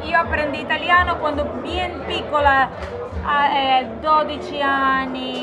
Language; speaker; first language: Italian; non-native, learner; Portuguese